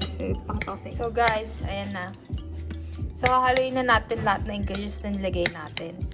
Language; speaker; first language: Filipino; native; Filipino